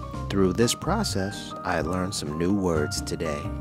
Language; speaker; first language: English; native; English